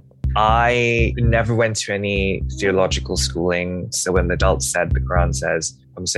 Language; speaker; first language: English; non-native, local second language; Bangla